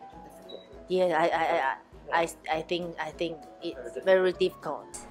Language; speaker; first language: English; non-native, learner; Chinese